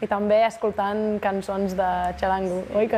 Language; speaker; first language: Catalan; non-native, fluent; English